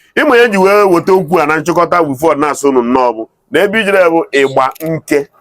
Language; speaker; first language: Igbo; native; Igbo